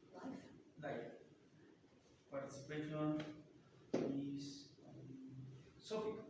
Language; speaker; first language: English; non-native, learner; Spanish